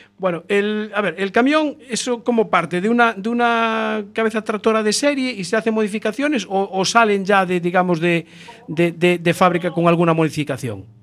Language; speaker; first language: Spanish; native; Spanish